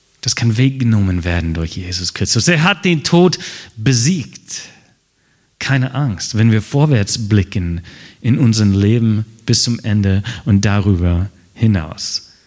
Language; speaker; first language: German; non-native, fluent; English